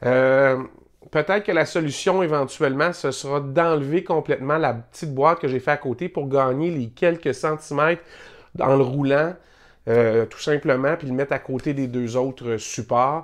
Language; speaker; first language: French; native; French